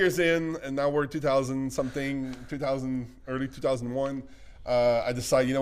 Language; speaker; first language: English; non-native, fluent; French